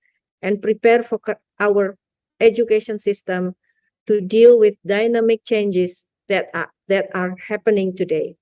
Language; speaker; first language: English; non-native, fluent; Indonesian